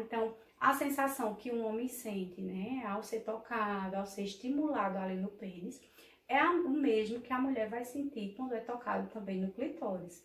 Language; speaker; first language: Portuguese; native; Portuguese